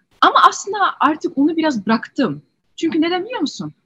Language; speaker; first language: Turkish; early bilingual, heritage; Turkish